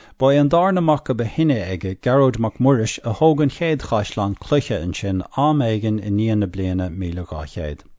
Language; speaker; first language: Irish; non-native, local second language; English